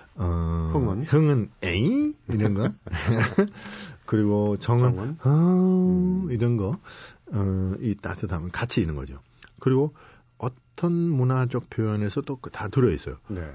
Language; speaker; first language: Korean; non-native, fluent; German